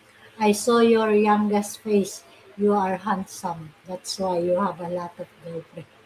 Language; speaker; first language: English; non-native, local second language; Filipino